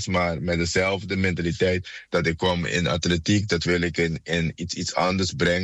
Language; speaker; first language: Dutch; non-native, fluent; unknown